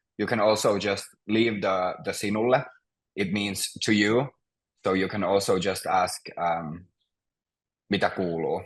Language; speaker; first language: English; non-native, fluent; Finnish